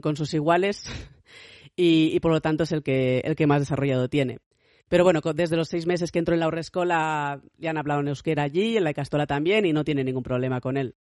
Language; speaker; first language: Spanish; native; Spanish